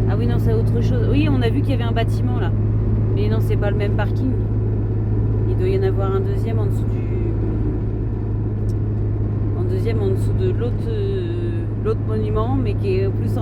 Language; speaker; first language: French; native; French